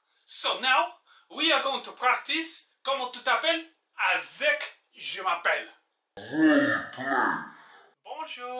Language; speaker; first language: French; non-native, fluent; English